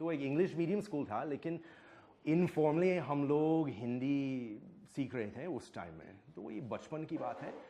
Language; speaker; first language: Hindi; non-native, fluent; English